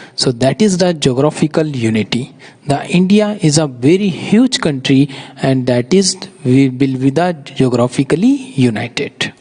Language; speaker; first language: English; non-native, local second language; Urdu